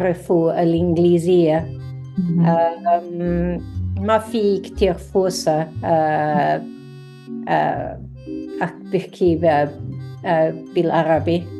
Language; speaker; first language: Arabic; non-native, learner; English